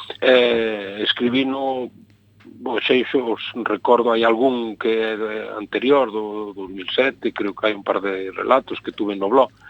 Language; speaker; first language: Galician; native; Galician